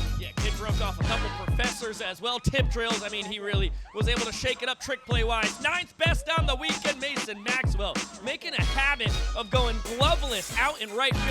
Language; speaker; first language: English; native; English